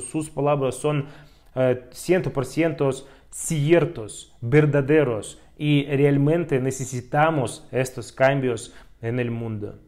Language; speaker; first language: Spanish; non-native, fluent; Russian